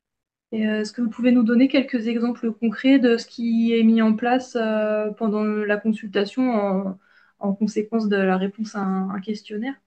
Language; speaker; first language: French; native; French